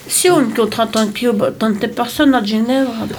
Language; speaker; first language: Italian; non-native, local second language; French